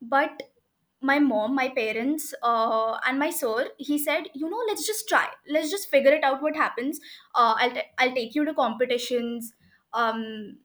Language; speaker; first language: English; non-native, local second language; Hindi